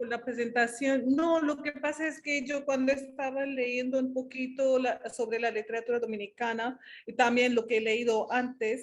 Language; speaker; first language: Spanish; non-native, fluent; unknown